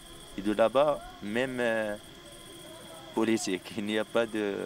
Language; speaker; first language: French; non-native, learner; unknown